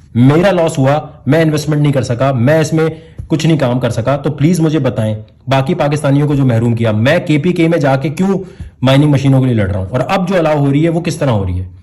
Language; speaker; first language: Urdu; native; Urdu